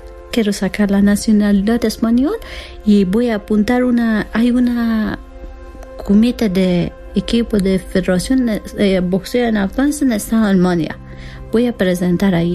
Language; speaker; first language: Spanish; non-native, learner; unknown